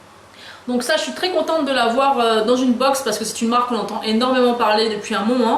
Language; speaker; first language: French; native; French